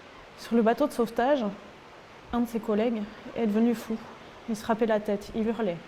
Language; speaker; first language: French; native; French